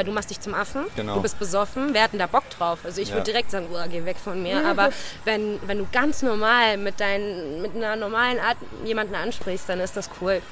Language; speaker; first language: German; native; German